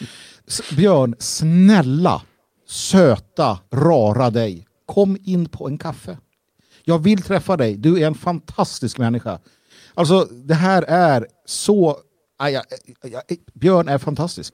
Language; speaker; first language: Swedish; native; Swedish